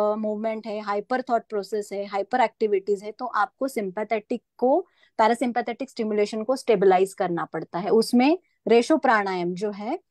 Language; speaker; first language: Hindi; non-native, local second language; Marathi